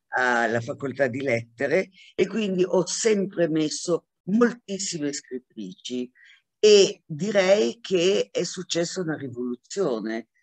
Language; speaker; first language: Italian; non-native, fluent; Hebrew